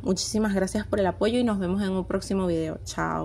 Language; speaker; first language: Spanish; native; Spanish